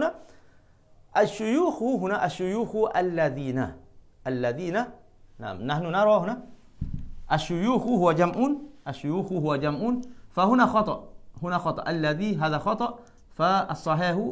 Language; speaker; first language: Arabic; non-native, fluent; Malay